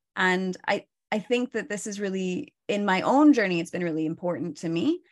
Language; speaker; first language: English; native; English